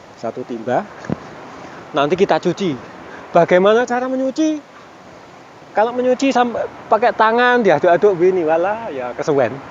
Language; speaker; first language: Indonesian; non-native, local second language; Javanese